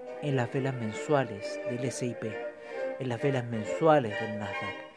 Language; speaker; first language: Spanish; native; Spanish